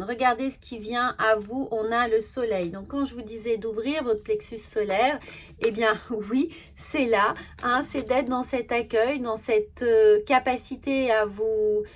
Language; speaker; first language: French; native; French